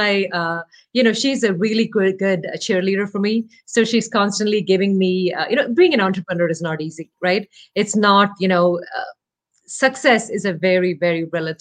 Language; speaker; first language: English; non-native, local second language; Malayalam